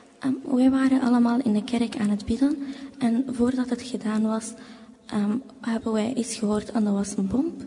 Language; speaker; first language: Dutch; non-native, fluent; Arabic